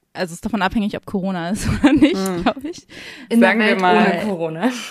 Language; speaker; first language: German; native; German